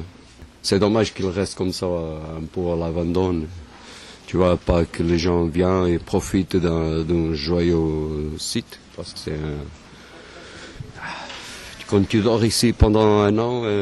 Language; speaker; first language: French; non-native, fluent; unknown